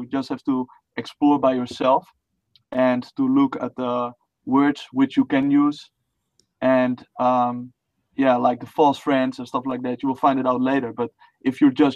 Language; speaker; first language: English; non-native, fluent; Dutch